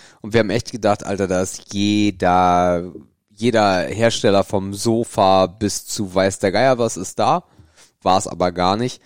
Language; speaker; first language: German; native; German